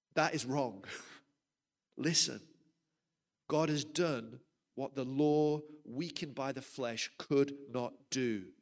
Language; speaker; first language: English; native; English